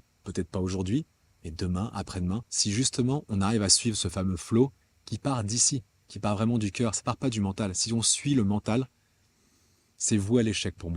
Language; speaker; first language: French; native; French